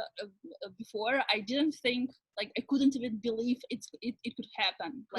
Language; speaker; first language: English; non-native, fluent; Russian